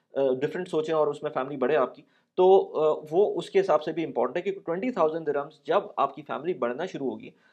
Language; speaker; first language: Urdu; native; Urdu